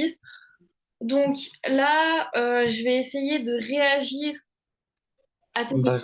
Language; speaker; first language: French; native; French